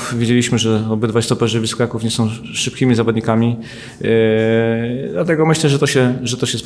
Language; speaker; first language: Polish; native; Polish